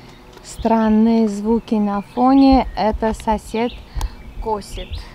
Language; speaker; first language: Russian; non-native, fluent; Armenian